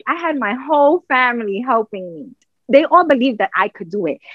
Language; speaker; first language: English; native; English